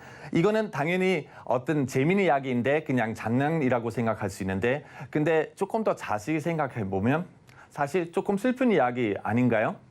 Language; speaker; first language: Korean; non-native, fluent; German